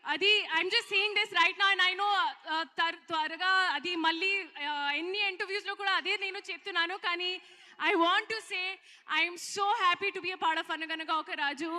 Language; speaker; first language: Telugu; non-native, local second language; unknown